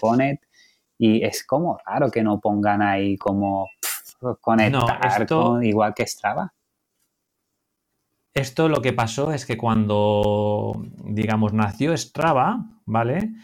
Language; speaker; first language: Spanish; native; Spanish